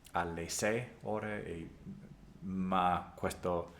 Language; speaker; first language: Italian; non-native, learner; English